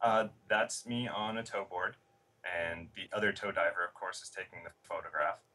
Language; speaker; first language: English; native; English